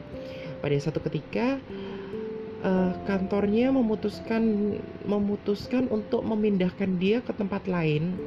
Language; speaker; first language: Indonesian; native; Indonesian